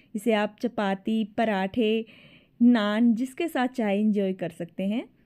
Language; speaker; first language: Hindi; native; Hindi